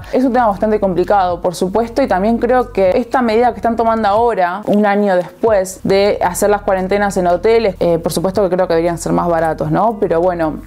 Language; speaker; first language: Spanish; native; Spanish